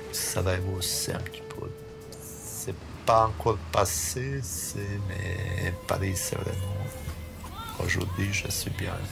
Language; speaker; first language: French; non-native, fluent; Bosnian